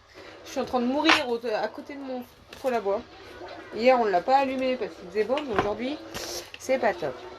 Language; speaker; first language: French; native; French